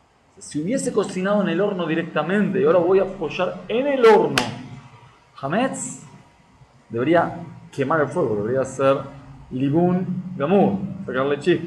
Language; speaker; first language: Spanish; native; Spanish